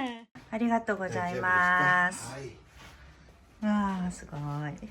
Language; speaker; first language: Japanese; non-native, fluent; Korean